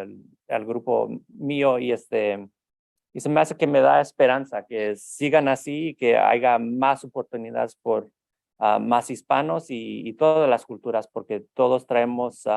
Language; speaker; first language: Spanish; early bilingual, heritage; Spanish